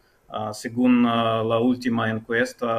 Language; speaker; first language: Spanish; non-native, fluent; Ukrainian